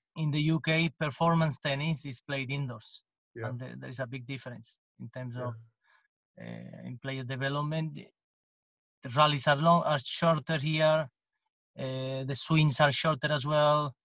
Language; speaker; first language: English; non-native, fluent; Spanish